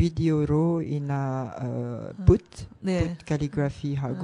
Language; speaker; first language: Korean; non-native, learner; French